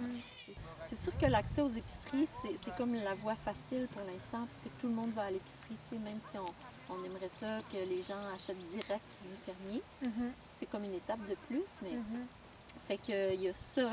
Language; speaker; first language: French; native; French